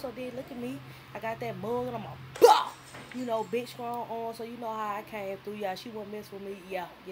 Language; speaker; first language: English; native; English